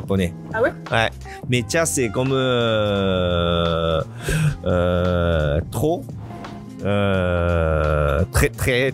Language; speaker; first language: French; non-native, learner; Japanese